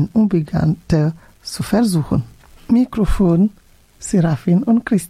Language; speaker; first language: German; non-native, fluent; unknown